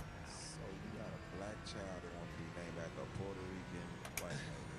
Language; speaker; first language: English; native; English